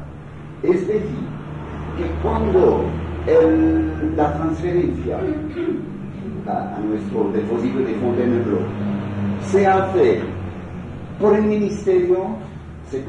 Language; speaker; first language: Spanish; non-native, fluent; French